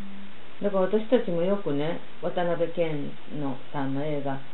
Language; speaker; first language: Japanese; native; Japanese